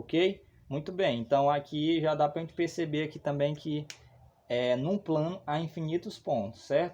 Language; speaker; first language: Portuguese; native; Portuguese